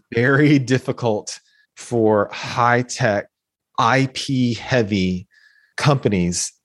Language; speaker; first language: English; native; English